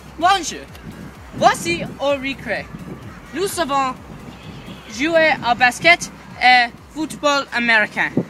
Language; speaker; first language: French; non-native, learner; English